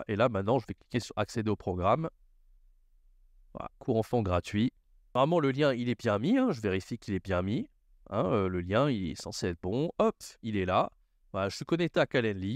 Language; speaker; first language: French; native; French